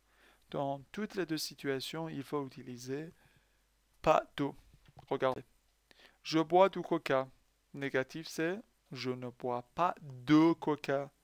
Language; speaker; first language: French; non-native, fluent; Persian